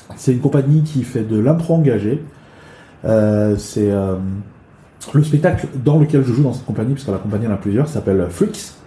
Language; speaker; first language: French; early bilingual, other home language; Chinese